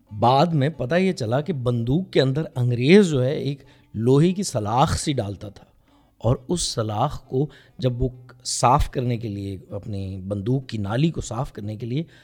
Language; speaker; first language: Urdu; non-native, local second language; Pahari-Potwari